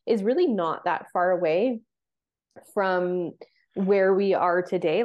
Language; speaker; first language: English; native; English